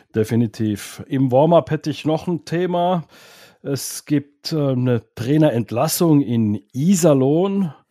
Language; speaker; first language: German; non-native, fluent; Finnish